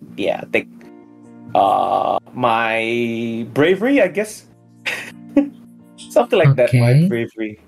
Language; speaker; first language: English; early bilingual, other home language; Indonesian